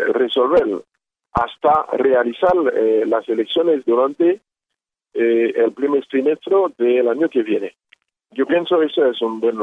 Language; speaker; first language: Spanish; non-native, learner; Haitian Creole